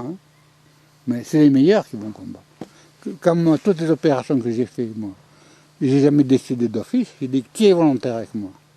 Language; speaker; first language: French; native; French